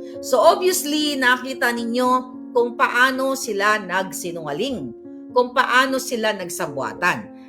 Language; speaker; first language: Filipino; native; Filipino